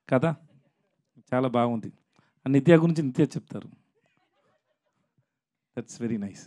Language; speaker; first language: Telugu; non-native, learner; Tamil